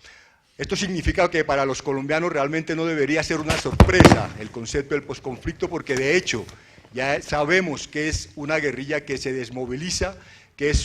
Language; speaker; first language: Spanish; native; Spanish